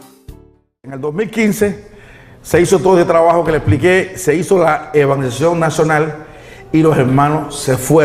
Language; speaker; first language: Spanish; native; Spanish